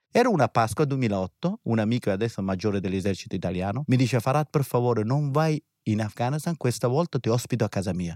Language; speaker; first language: Italian; non-native, fluent; Persian